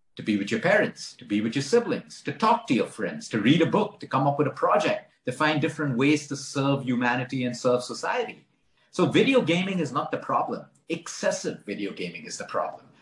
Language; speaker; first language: English; non-native, local second language; Konkani